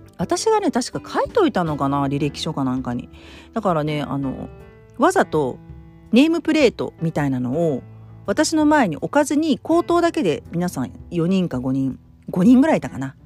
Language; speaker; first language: Japanese; native; Japanese